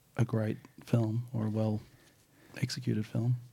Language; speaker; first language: English; native; English